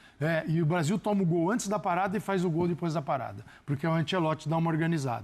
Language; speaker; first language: Portuguese; native; Portuguese